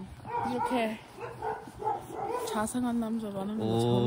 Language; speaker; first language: Korean; non-native, fluent; English